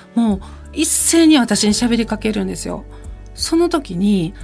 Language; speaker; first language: Japanese; native; Japanese